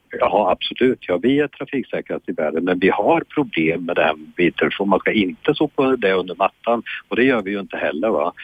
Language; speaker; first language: Swedish; native; Swedish